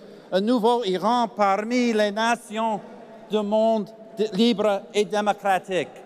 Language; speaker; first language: French; non-native, fluent; English